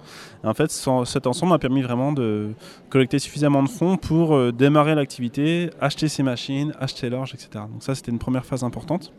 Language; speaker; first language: French; native; French